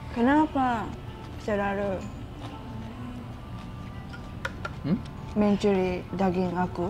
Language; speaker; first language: Indonesian; non-native, learner; Japanese